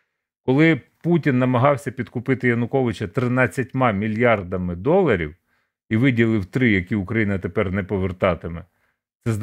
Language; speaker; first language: Ukrainian; native; Ukrainian